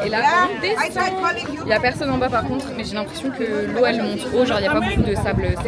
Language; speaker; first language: French; native; French